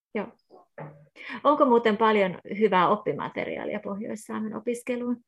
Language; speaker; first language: Finnish; native; Finnish